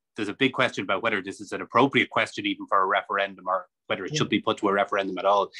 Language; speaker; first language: English; native; English